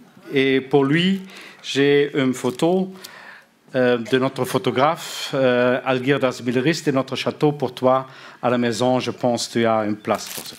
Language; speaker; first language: French; non-native, learner; German